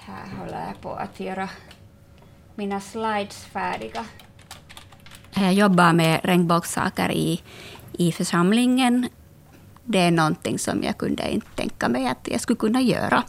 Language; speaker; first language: Swedish; non-native, local second language; Finnish